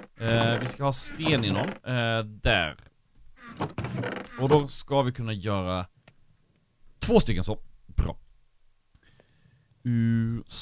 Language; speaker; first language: Swedish; native; Swedish